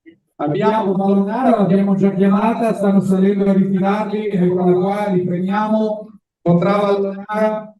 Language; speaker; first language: Italian; native; Italian